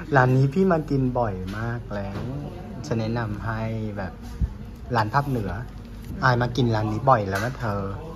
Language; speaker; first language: Thai; non-native, fluent; Vietnamese